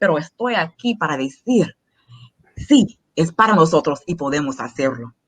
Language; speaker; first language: Spanish; non-native, fluent; English